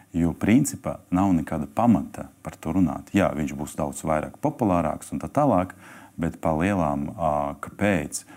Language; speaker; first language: Latvian; non-native, local second language; Russian